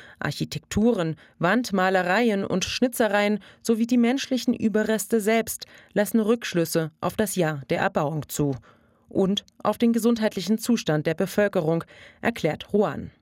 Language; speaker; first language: German; native; German